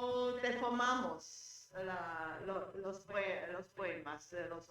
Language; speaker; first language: Spanish; non-native, fluent; German